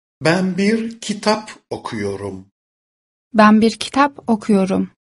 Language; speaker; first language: Turkish; non-native, fluent; Persian